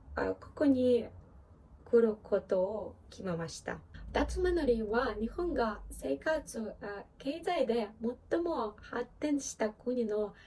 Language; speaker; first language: Japanese; non-native, fluent; Ukrainian